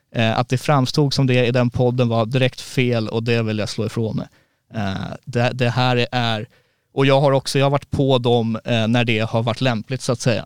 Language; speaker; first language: Swedish; native; Swedish